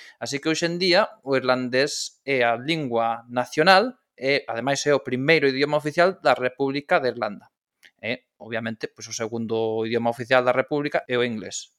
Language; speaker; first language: Galician; non-native, local second language; Spanish